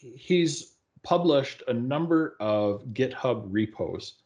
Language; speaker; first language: English; native; English